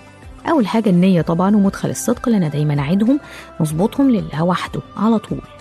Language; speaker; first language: Arabic; native; Arabic